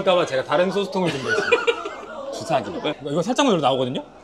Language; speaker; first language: Korean; native; Korean